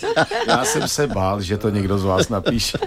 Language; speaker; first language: Czech; native; Czech